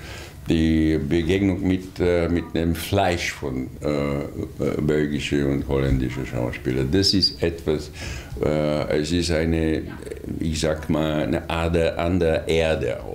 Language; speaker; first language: German; non-native, fluent; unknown